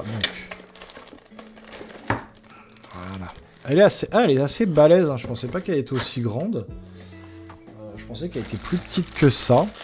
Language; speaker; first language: French; native; French